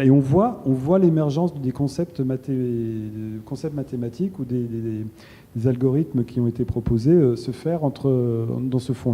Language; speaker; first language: French; native; French